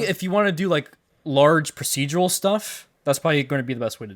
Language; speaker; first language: English; native; English